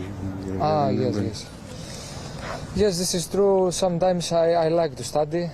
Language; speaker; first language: English; non-native, fluent; Greek